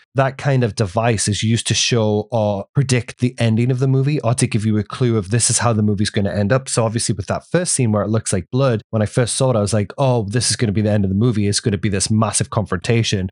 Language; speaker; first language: English; native; English